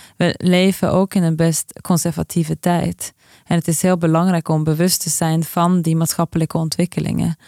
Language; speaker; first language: Dutch; non-native, fluent; Norwegian